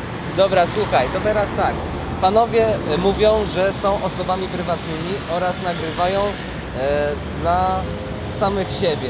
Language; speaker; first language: Polish; native; Polish